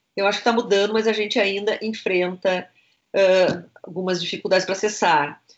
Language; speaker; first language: Portuguese; native; Portuguese